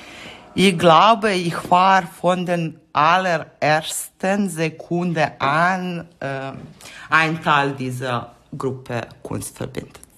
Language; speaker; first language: German; non-native, fluent; Serbian